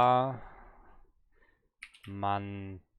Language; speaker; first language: Korean; non-native, learner; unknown